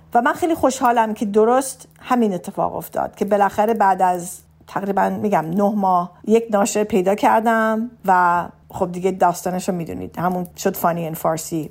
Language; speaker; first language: Persian; early bilingual, heritage; Persian